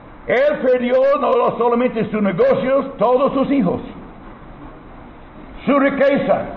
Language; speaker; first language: Spanish; non-native, learner; English